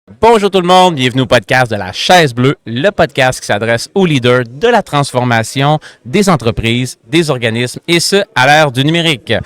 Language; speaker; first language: French; native; French